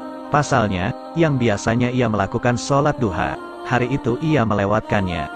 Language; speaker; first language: Indonesian; native; Indonesian